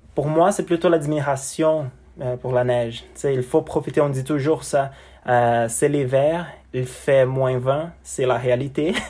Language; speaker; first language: French; non-native, fluent; Portuguese